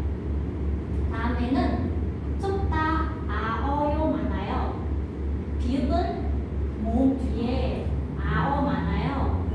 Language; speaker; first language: Korean; non-native, fluent; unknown